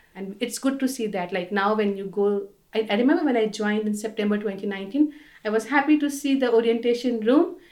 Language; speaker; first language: English; non-native, local second language; Hindi